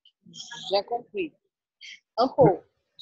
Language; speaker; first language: French; non-native, learner; Portuguese